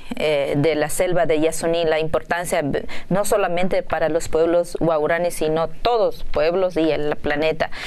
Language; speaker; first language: Spanish; native; Spanish